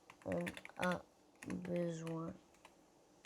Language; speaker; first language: French; non-native, learner; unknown